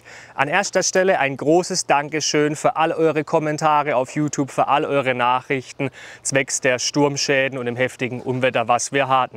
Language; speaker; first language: German; native; German